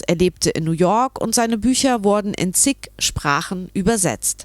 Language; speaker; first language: German; native; German